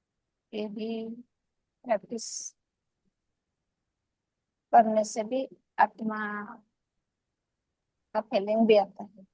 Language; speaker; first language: Hindi; non-native, local second language; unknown